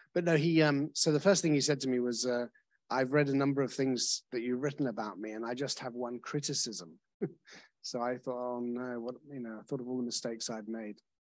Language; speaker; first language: English; native; English